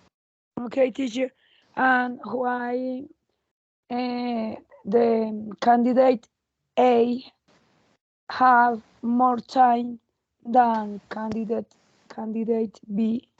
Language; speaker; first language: English; non-native, learner; Spanish